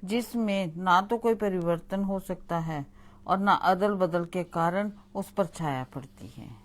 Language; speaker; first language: Hindi; non-native, local second language; Punjabi